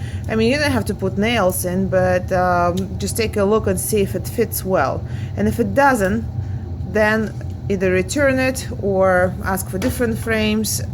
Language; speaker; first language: English; non-native, fluent; Russian